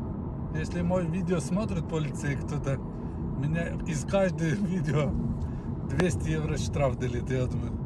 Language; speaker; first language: Russian; non-native, learner; Turkish